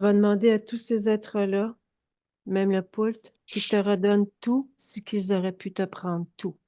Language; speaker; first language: French; native; French